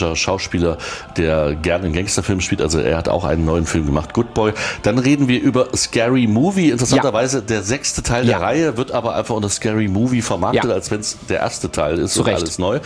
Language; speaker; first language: German; native; German